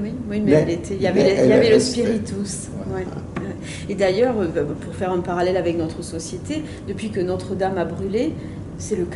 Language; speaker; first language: French; native; French